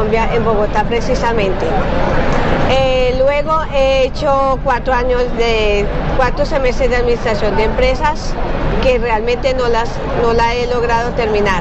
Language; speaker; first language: Spanish; native; Spanish